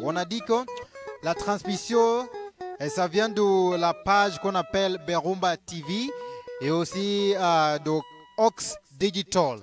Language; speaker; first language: French; non-native, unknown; Luo (Kenya and Tanzania)